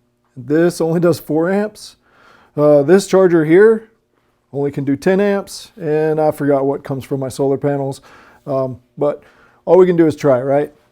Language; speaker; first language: English; native; English